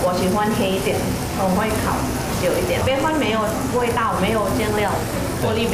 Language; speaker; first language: Chinese; non-native, learner; Thai